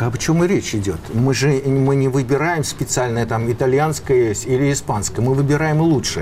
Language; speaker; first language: Russian; native; Russian